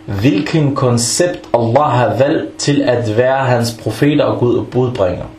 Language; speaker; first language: Danish; non-native, fluent; Arabic